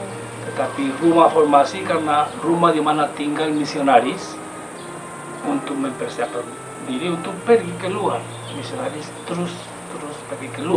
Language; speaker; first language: Indonesian; non-native, fluent; Spanish